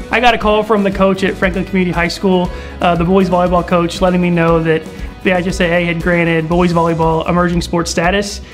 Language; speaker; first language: English; native; English